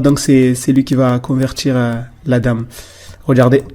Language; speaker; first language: French; native; French